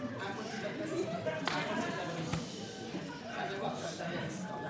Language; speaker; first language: French; native; French